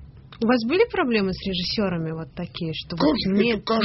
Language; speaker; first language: Russian; native; Russian